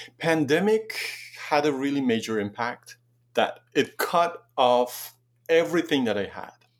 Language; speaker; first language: English; non-native, fluent; Persian